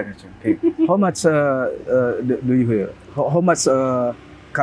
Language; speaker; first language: English; non-native, learner; Indonesian